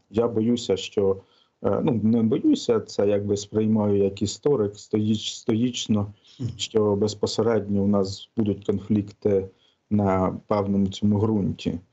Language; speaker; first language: Ukrainian; native; Ukrainian